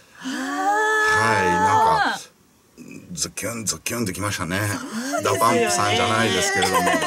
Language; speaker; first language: Japanese; native; Japanese